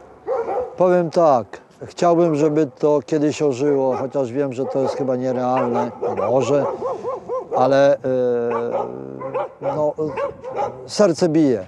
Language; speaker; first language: Polish; native; Polish